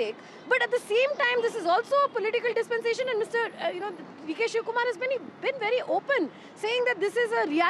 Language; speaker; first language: English; non-native, local second language; Kannada